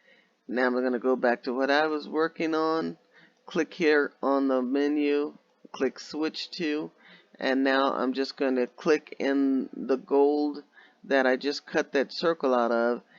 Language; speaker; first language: English; native; English